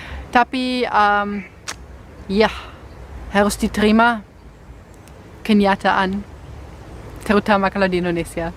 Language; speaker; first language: Indonesian; non-native, fluent; German